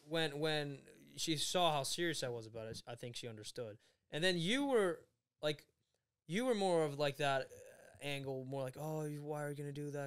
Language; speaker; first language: English; early bilingual, other home language; Swedish